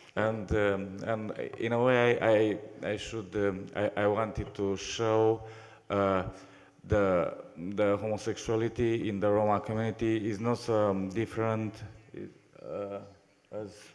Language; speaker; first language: English; non-native, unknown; Romanian